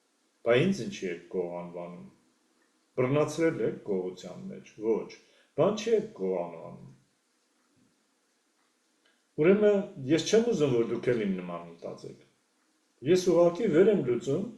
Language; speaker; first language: Armenian; native; Armenian